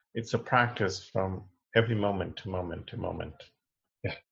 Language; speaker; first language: English; non-native, local second language; Hindi